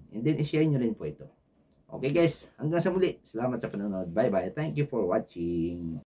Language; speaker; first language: Filipino; native; Filipino